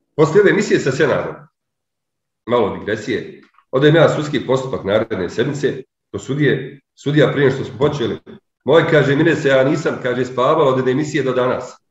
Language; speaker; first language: Serbian; native; Serbian